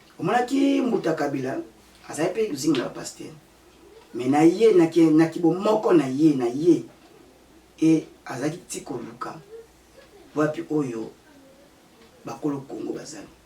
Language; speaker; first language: Lingala; non-native, local second language; Kongo